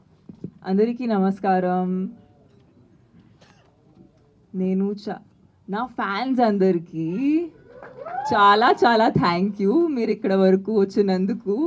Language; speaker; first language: Telugu; non-native, fluent; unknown